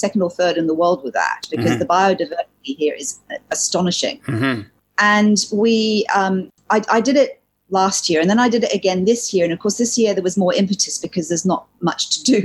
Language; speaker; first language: English; native; English